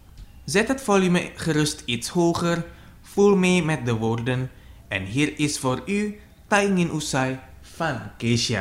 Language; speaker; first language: Dutch; non-native, fluent; Indonesian